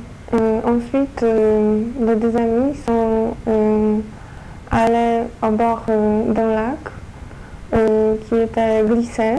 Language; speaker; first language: French; non-native, fluent; Polish